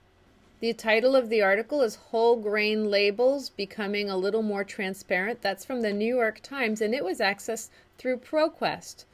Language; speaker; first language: English; native; English